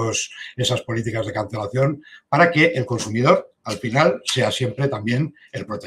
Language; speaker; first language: Spanish; native; Spanish